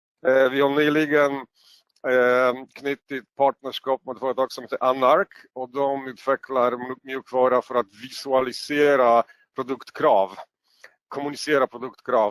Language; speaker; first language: Swedish; non-native, fluent; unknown